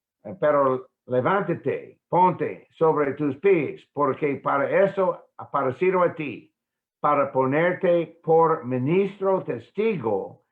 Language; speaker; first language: Spanish; non-native, fluent; English